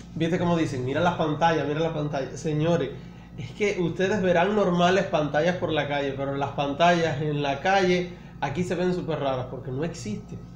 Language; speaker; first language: Spanish; native; Spanish